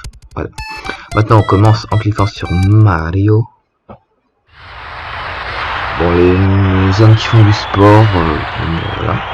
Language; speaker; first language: French; native; French